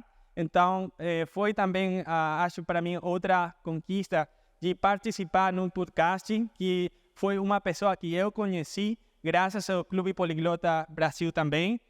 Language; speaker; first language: Portuguese; non-native, fluent; Spanish